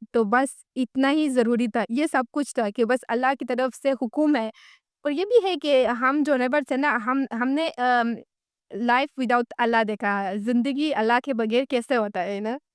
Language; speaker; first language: Urdu; non-native, fluent; Romanian